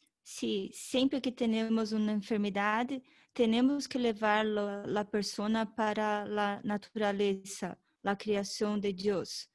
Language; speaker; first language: Spanish; non-native, learner; Portuguese